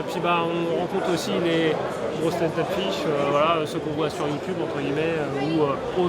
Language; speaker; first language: French; native; French